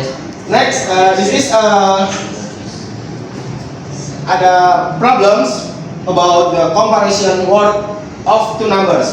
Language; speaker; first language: English; non-native, learner; Indonesian